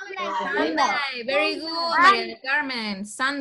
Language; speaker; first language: English; non-native, fluent; Spanish